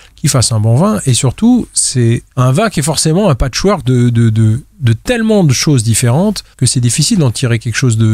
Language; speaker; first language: French; native; French